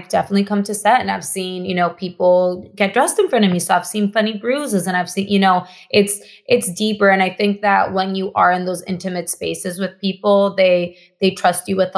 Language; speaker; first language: English; non-native, fluent; Spanish